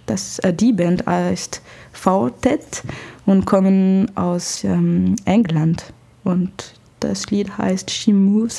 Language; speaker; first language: German; non-native, fluent; French